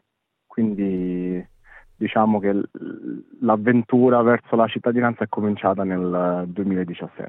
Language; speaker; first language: Italian; native; Italian